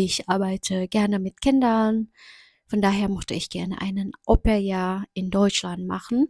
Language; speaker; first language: German; non-native, learner; Indonesian